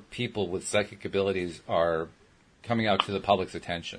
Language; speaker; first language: English; native; English